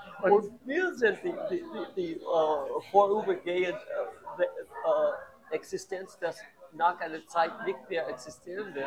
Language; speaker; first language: German; non-native, learner; English